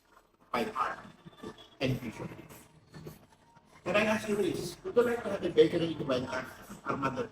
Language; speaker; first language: English; non-native, local second language; Filipino